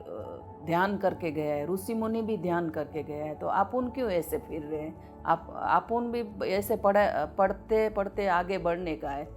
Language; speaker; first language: Hindi; non-native, local second language; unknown